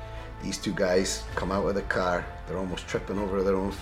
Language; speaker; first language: English; native; English